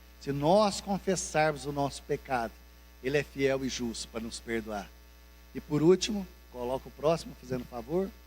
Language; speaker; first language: Portuguese; native; Portuguese